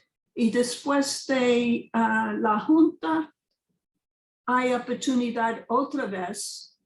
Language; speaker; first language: Spanish; non-native, fluent; English